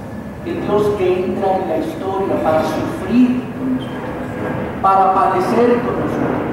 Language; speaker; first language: Spanish; native; Spanish